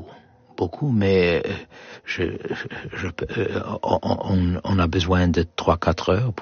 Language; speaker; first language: French; non-native, fluent; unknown